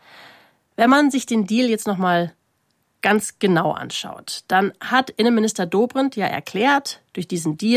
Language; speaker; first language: German; native; German